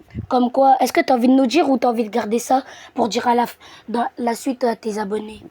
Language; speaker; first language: French; native; French